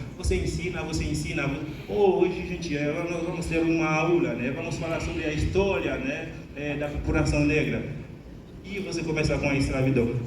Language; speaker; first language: Portuguese; non-native, fluent; Haitian Creole